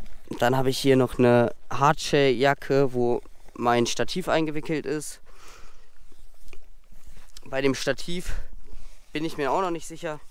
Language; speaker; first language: German; native; German